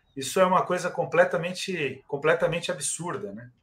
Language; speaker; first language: Portuguese; native; Portuguese